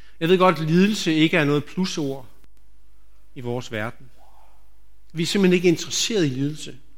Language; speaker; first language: Danish; native; Danish